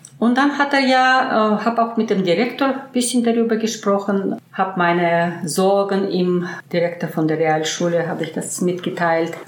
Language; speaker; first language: German; early bilingual, heritage; German